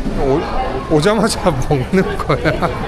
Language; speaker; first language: Korean; native; Korean